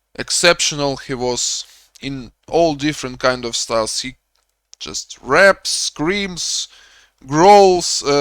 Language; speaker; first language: English; non-native, learner; Russian